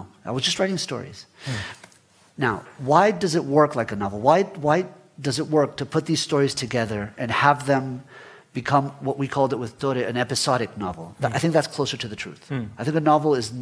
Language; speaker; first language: English; early bilingual, other home language; Spanish